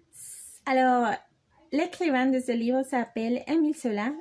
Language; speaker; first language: French; non-native, learner; Spanish